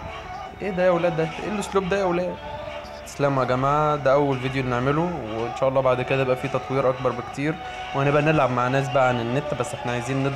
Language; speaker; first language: Arabic; native; Arabic